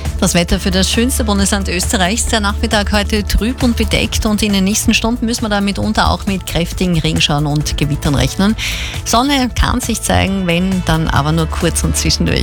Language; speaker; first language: German; native; German